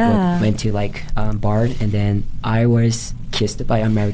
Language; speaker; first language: English; non-native, fluent; Japanese